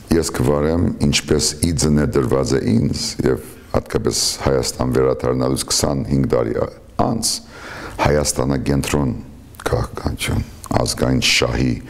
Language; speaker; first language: Armenian; early bilingual, heritage; Armenian